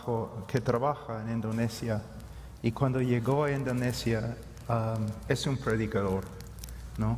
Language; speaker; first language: Spanish; non-native, fluent; English